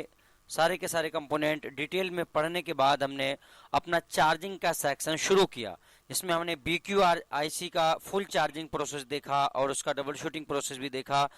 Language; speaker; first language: Hindi; native; Hindi